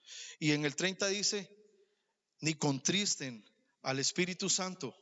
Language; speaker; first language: Spanish; native; Spanish